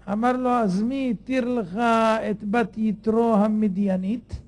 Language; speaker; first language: Hebrew; native; Hebrew